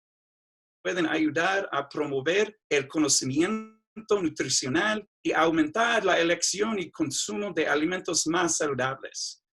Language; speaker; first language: Spanish; non-native, fluent; English